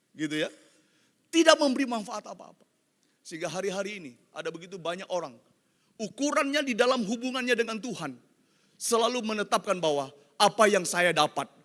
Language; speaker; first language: Indonesian; non-native, local second language; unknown